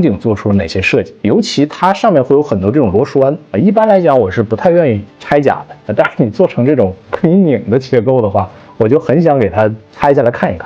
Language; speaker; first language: Chinese; native; Chinese